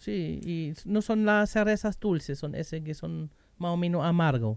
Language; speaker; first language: Spanish; non-native, learner; German